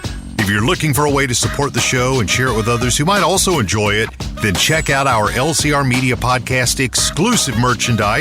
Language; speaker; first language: English; native; English